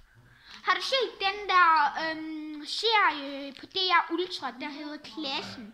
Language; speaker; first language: Danish; early bilingual, other home language; Arabic